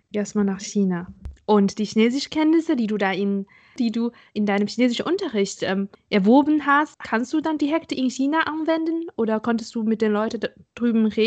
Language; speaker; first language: German; non-native, fluent; Chinese